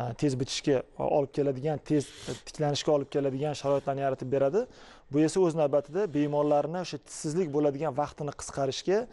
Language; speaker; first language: Uzbek; native; Uzbek